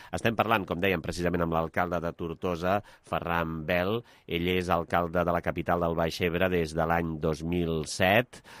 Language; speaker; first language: Catalan; native; Catalan